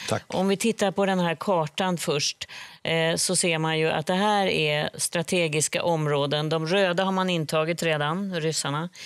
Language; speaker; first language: Swedish; native; Swedish